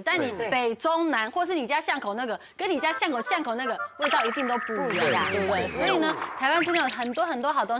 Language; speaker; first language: Chinese; native; Chinese